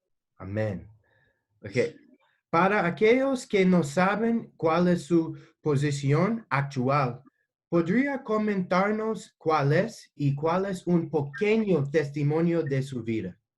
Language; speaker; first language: Spanish; non-native, learner; English